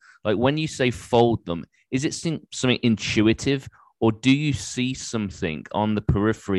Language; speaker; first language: English; native; English